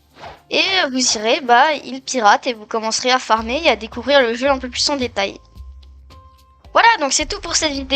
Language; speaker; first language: French; native; French